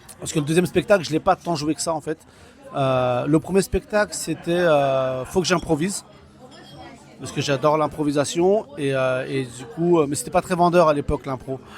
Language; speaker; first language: French; early bilingual, other home language; Kabyle